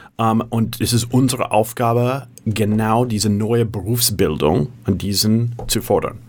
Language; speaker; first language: German; non-native, fluent; English